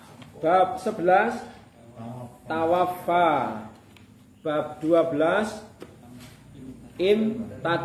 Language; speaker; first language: Arabic; non-native, fluent; Indonesian